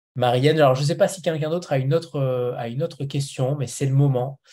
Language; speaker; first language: French; native; French